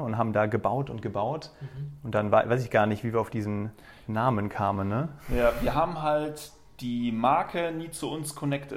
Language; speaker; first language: German; native; German